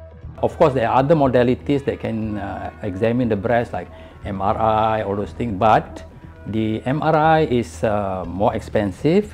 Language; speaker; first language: English; non-native, local second language; Malay